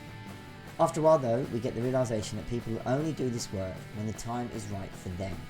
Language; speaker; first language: English; native; English